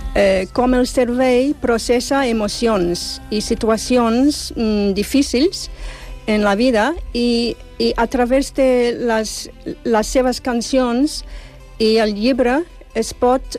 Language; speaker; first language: Catalan; non-native, fluent; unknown